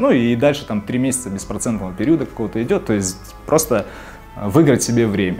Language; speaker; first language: Russian; native; Russian